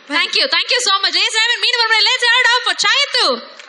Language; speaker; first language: Tamil; native; Tamil